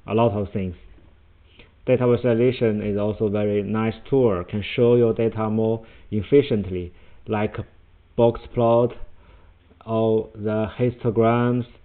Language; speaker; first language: English; non-native, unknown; Chinese